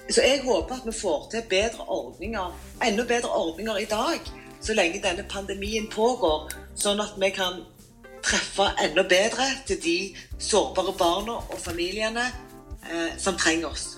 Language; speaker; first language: Norwegian; native; Norwegian